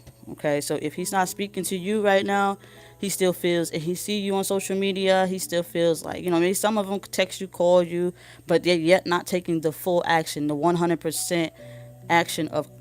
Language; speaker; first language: English; native; English